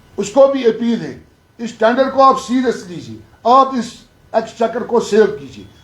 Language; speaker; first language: Urdu; non-native, local second language; Kashmiri